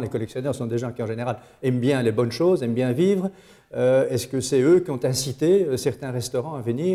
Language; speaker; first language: French; native; French